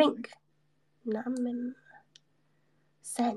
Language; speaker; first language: Japanese; non-native, learner; English